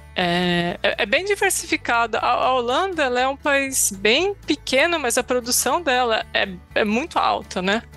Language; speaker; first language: Portuguese; native; Portuguese